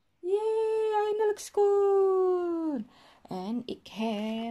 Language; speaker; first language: Dutch; non-native, learner; Indonesian